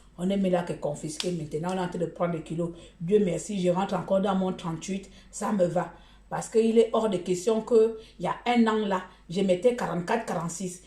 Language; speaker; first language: French; native; French